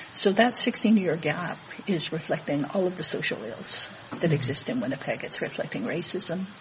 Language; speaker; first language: English; native; English